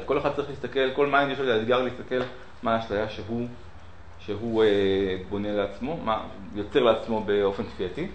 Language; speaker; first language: Hebrew; native; Hebrew